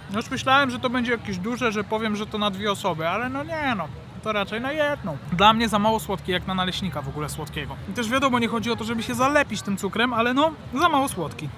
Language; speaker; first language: Polish; native; Polish